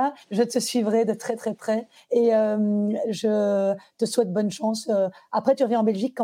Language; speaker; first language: French; native; French